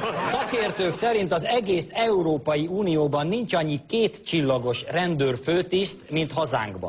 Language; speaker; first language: Hungarian; native; Hungarian